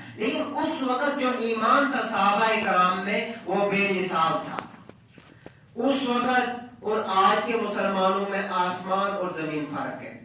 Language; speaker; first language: Urdu; non-native, local second language; Kashmiri